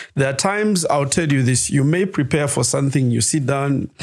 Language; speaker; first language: English; non-native, local second language; Nyanja